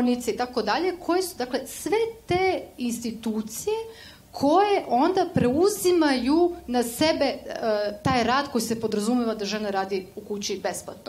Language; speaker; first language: Serbian; native; Serbian